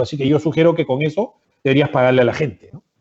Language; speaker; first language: Spanish; native; Spanish